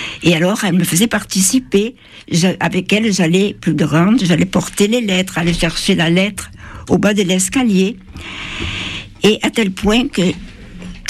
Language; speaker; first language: French; native; French